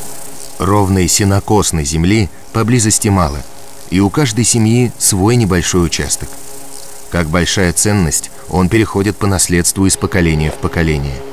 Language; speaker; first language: Russian; native; Russian